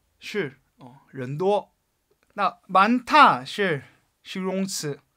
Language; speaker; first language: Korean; non-native, fluent; Chinese